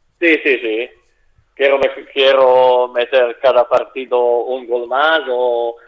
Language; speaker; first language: Spanish; non-native, fluent; Slovak